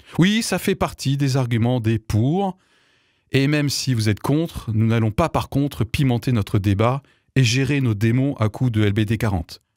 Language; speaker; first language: French; native; French